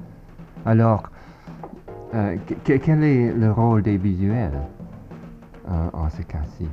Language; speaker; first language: French; non-native, fluent; English